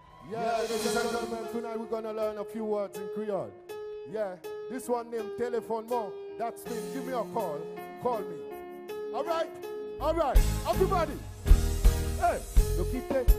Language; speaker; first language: English; non-native, fluent; Seselwa Creole French